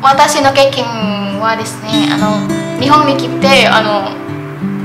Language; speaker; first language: Japanese; non-native, learner; Indonesian